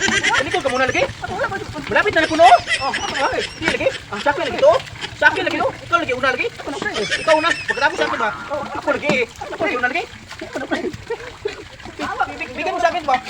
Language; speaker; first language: Filipino; non-native, local second language; Cebuano